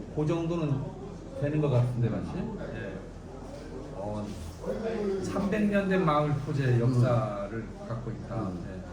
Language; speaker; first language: Korean; native; Korean